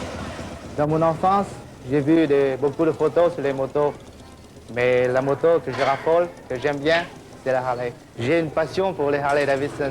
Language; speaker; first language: French; non-native, fluent; Vietnamese